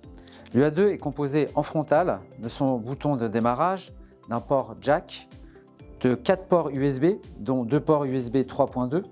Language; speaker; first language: French; native; French